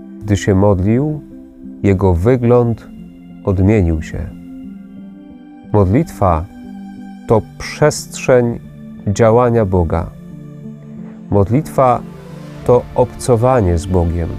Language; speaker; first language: Polish; native; Polish